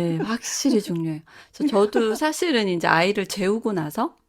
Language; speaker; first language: Korean; native; Korean